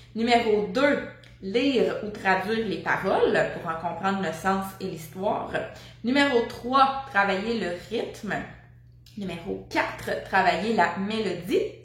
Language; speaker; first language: French; native; French